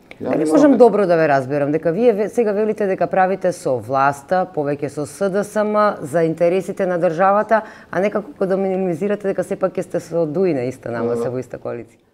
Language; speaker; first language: Macedonian; native; Macedonian